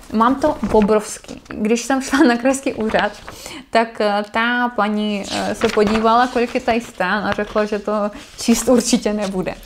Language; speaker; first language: Czech; non-native, fluent; Russian